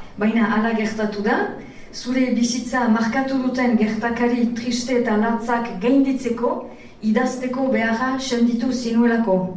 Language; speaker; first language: Basque; native; Basque